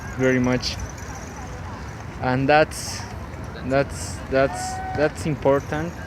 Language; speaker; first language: English; non-native, learner; Spanish